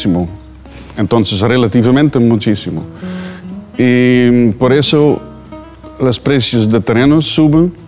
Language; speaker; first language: Spanish; non-native, learner; Dutch